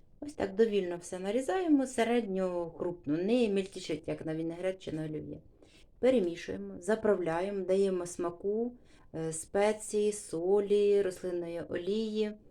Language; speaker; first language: Ukrainian; non-native, local second language; Russian